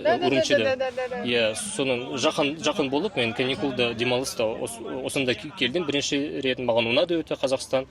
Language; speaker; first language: Kazakh; non-native, learner; Yakut